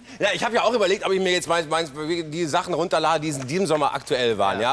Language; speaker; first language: German; native; German